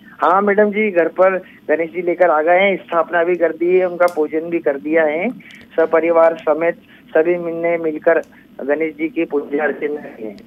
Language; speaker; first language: Hindi; native; Hindi